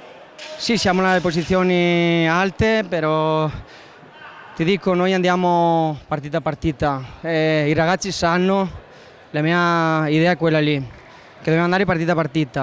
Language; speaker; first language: Italian; non-native, fluent; Spanish